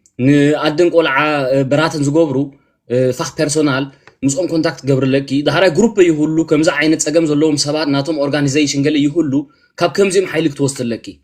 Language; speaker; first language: Tigrinya; early bilingual, heritage; Tigrinya